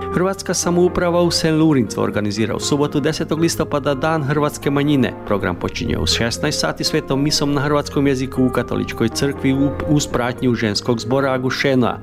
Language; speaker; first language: Croatian; early bilingual, heritage; Croatian